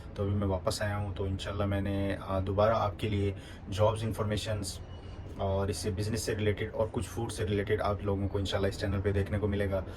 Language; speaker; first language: Urdu; non-native, local second language; Punjabi